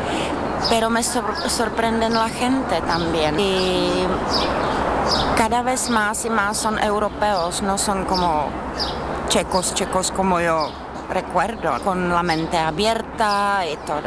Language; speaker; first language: Spanish; non-native, learner; Czech